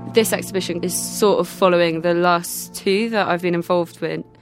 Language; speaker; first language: English; native; English